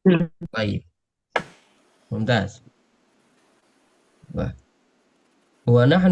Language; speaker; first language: Arabic; non-native, fluent; Indonesian